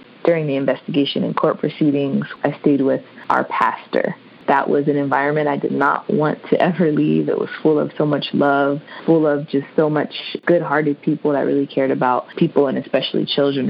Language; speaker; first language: English; native; English